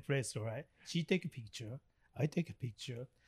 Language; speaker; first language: English; non-native, learner; Japanese